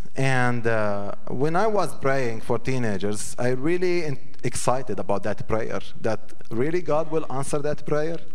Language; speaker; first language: English; non-native, fluent; Arabic